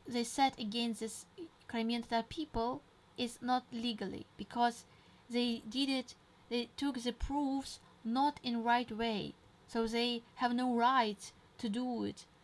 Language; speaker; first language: English; non-native, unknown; Ukrainian